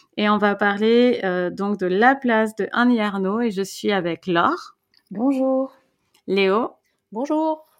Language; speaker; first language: French; native; French